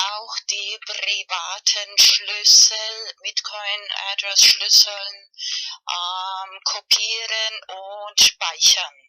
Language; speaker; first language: German; non-native, fluent; Spanish